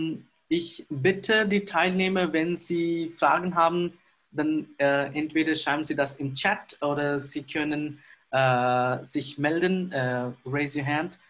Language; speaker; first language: German; non-native, fluent; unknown